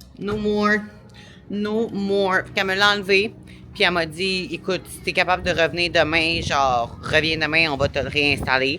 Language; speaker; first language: French; native; French